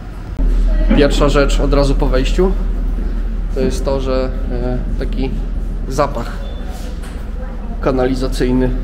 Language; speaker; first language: Polish; native; Polish